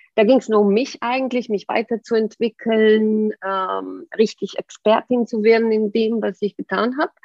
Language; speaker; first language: German; non-native, fluent; Bulgarian